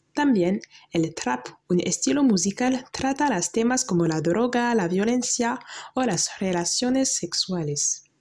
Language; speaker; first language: Spanish; non-native, learner; French